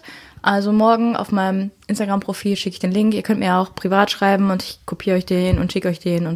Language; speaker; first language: German; native; German